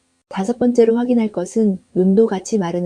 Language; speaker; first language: Korean; native; Korean